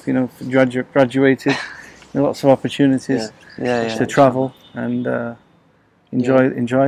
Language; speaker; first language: English; native; English